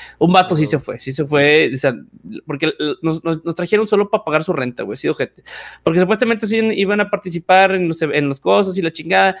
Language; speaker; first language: Spanish; native; Spanish